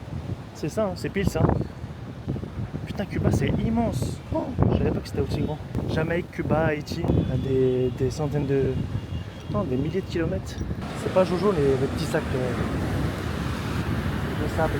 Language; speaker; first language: French; native; French